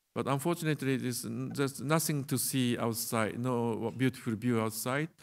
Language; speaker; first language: English; non-native, learner; Japanese